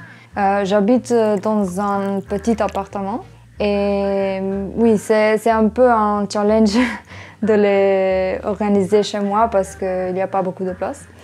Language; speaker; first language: French; non-native, fluent; English